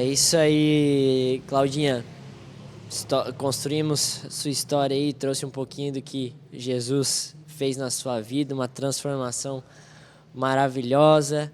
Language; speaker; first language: Portuguese; native; Portuguese